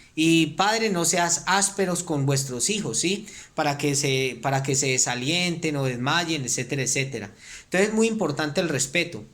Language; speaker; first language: Spanish; native; Spanish